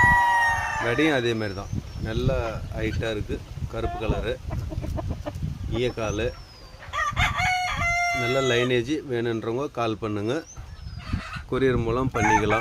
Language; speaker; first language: Tamil; native; Tamil